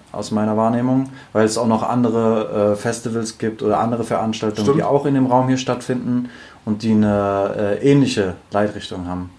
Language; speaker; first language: German; native; German